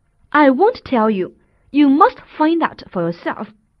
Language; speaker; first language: English; non-native, fluent; Chinese